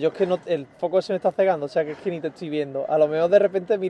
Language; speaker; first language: Spanish; native; Spanish